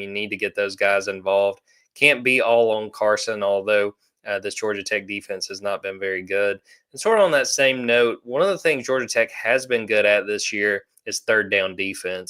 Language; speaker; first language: English; native; English